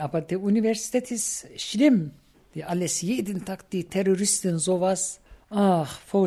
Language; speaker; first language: German; non-native, learner; Turkish